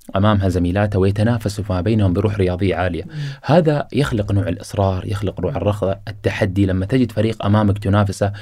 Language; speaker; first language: Arabic; native; Arabic